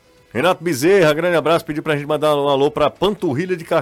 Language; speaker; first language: Portuguese; native; Portuguese